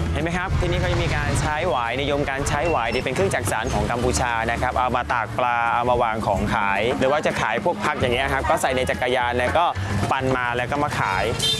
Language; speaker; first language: Thai; non-native, fluent; Khmer